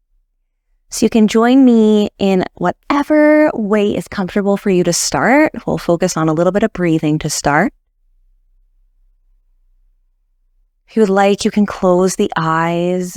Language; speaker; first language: English; native; English